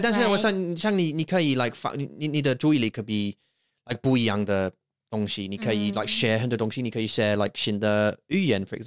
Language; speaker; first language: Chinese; non-native, learner; English